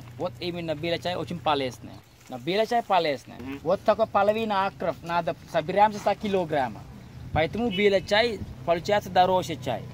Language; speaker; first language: Russian; non-native, learner; Sinhala